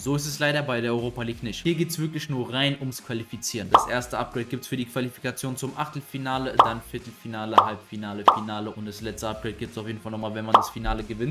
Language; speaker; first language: German; native; German